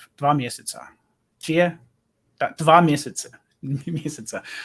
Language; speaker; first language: Russian; non-native, learner; English